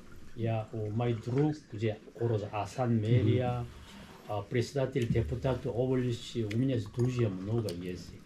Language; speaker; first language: Russian; non-native, learner; Korean